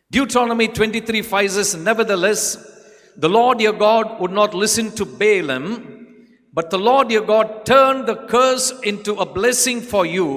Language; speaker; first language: English; non-native, local second language; Tamil